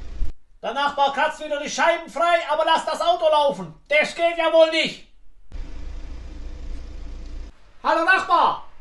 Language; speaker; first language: German; native; German